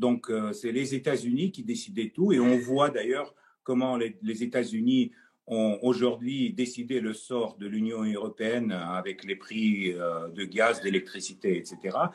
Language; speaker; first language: French; non-native, fluent; Russian